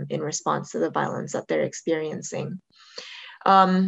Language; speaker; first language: English; native; English